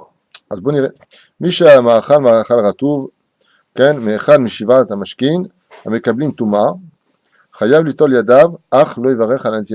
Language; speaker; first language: Hebrew; non-native, fluent; French